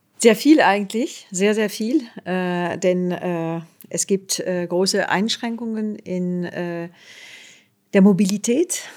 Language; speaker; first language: German; non-native, fluent; French